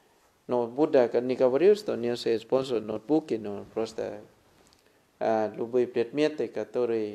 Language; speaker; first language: Russian; non-native, fluent; Thai